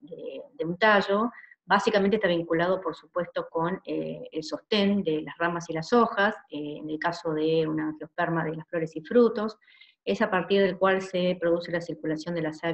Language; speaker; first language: Spanish; native; Spanish